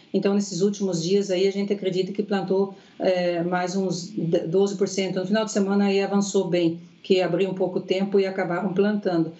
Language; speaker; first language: Portuguese; early bilingual, heritage; Portuguese